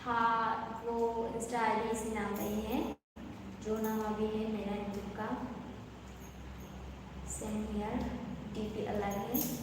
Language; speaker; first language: Hindi; non-native, local second language; Bangla